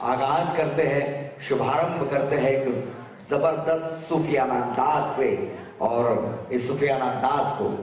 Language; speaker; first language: Hindi; non-native, local second language; Kachhi